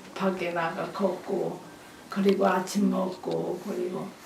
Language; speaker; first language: Korean; native; Korean